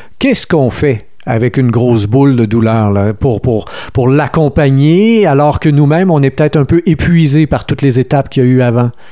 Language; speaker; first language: French; native; French